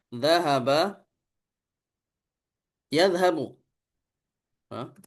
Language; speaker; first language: Arabic; non-native, fluent; Indonesian